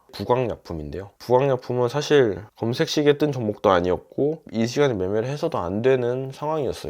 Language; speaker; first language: Korean; native; Korean